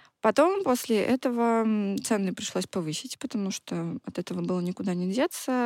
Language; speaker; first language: Russian; native; Russian